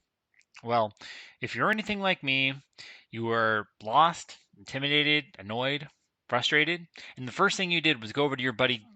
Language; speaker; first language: English; native; English